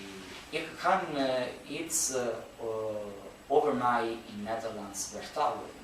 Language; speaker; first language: Dutch; non-native, learner; Italian